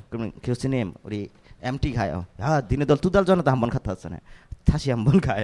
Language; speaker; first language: Korean; non-native, fluent; Bangla